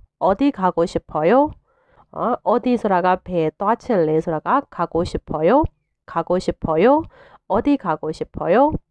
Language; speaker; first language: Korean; non-native, fluent; Burmese